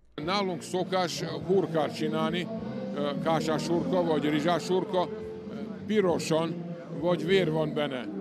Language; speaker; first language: Hungarian; non-native, local second language; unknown